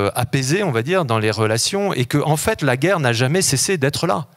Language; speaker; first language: French; native; French